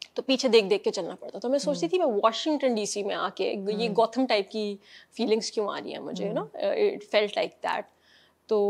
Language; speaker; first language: Urdu; native; Urdu